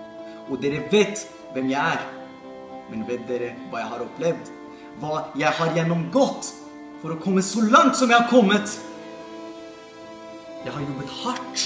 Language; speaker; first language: Norwegian; non-native, fluent; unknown